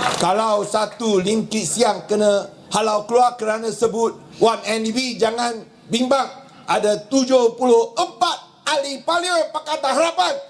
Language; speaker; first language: Malay; non-native, local second language; Min Nan Chinese